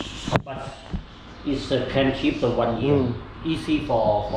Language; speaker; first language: English; non-native, learner; Thai